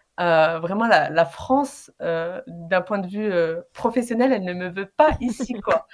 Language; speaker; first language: French; early bilingual, other home language; Arabic